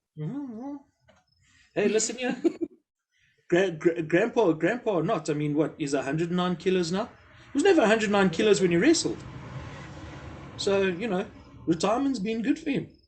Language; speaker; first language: English; native; English